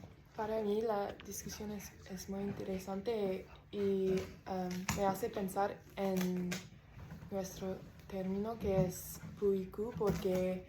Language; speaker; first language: Spanish; non-native, learner; English